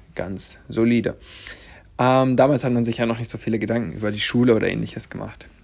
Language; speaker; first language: German; native; German